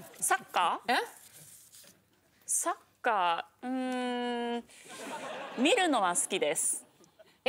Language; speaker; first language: Japanese; non-native, learner; Norwegian